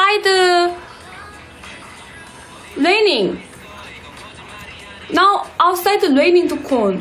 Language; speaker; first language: English; non-native, learner; Korean